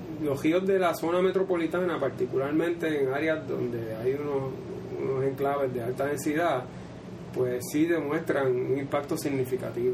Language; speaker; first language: Spanish; native; Spanish